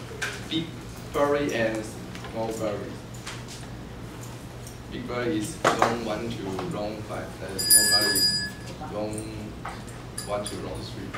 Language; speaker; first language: English; non-native, learner; Chinese